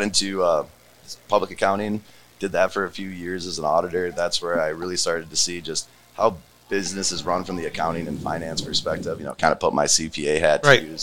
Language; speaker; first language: English; native; English